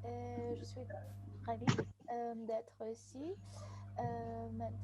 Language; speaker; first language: French; non-native, learner; Russian